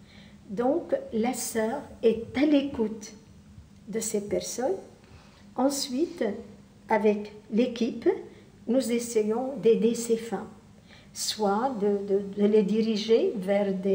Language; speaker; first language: French; non-native, local second language; Arabic